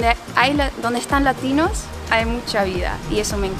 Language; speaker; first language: Spanish; early bilingual, heritage; Spanish